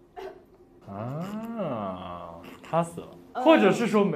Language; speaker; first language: Chinese; native; Chinese